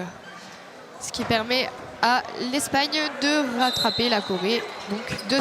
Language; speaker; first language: French; native; French